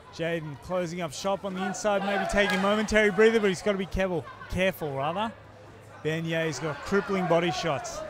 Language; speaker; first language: English; native; English